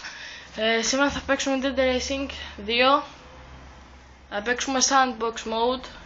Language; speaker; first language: Greek; native; Greek